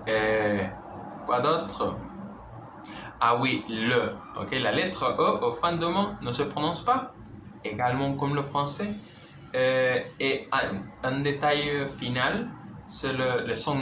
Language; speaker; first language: French; non-native, learner; Spanish